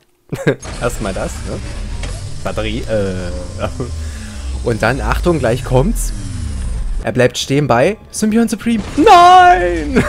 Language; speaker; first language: German; native; German